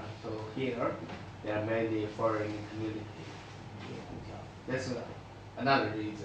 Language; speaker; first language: English; non-native, fluent; Chinese